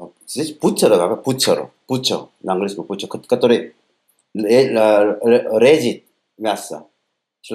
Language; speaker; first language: Russian; non-native, learner; Korean